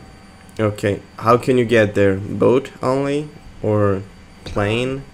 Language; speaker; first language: English; non-native, learner; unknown